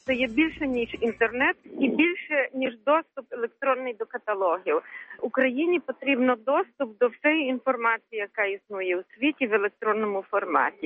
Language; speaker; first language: Ukrainian; early bilingual, heritage; Ukrainian